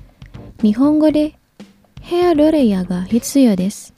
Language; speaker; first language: Japanese; non-native, fluent; Indonesian